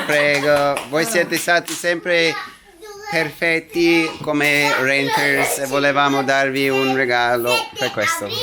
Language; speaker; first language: Italian; non-native, fluent; English